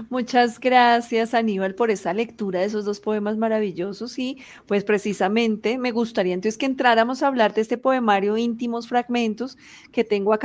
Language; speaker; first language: Spanish; native; Spanish